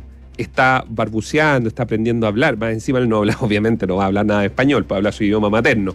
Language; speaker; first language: Spanish; native; Spanish